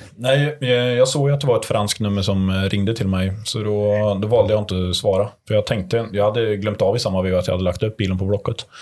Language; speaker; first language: Swedish; native; Swedish